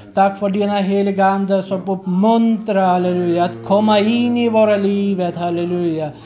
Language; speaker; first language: Swedish; non-native, learner; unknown